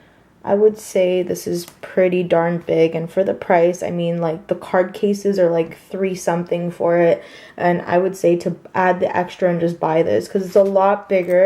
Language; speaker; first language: English; native; English